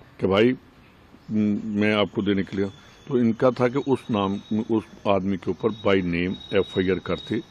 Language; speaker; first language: Hindi; non-native, local second language; Punjabi